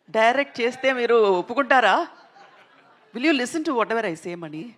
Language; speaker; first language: Telugu; non-native, local second language; Tamil